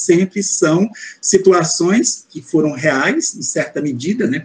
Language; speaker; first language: Portuguese; native; Portuguese